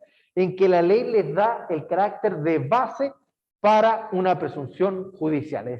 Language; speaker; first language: Spanish; native; Spanish